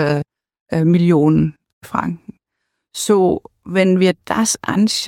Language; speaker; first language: German; non-native, learner; Danish